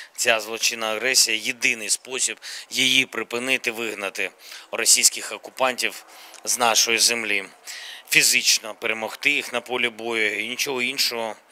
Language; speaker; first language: Ukrainian; non-native, local second language; Russian